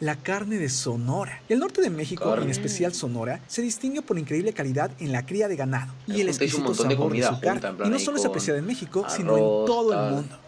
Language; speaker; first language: Spanish; native; Spanish